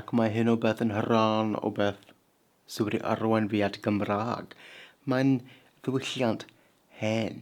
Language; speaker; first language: Welsh; non-native, fluent; English